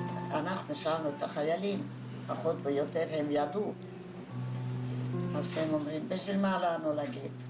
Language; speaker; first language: Hebrew; non-native, fluent; Hungarian